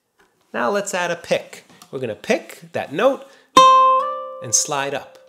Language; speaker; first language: English; native; English